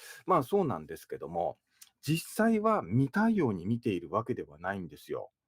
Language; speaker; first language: Japanese; native; Japanese